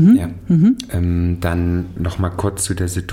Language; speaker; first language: German; native; German